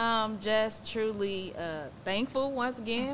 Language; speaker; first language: English; native; English